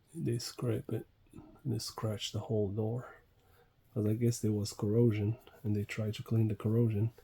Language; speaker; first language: English; non-native, fluent; Arabic